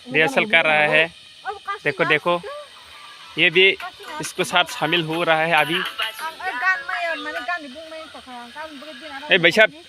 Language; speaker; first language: Hindi; non-native, local second language; Kok Borok